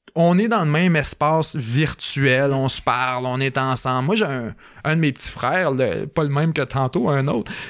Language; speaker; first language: French; native; French